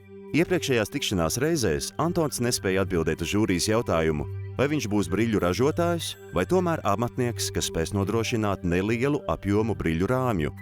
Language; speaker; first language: Latvian; native; Latvian